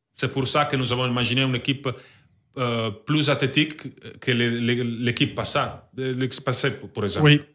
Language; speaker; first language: French; non-native, learner; Italian